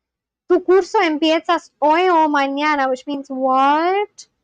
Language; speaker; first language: Spanish; non-native, learner; Bangla